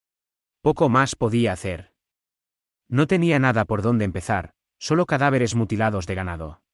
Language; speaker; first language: Spanish; native; Spanish